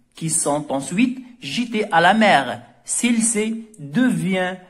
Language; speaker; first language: French; non-native, local second language; Arabic